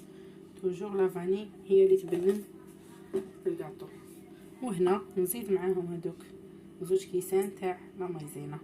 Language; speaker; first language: Arabic; native; Arabic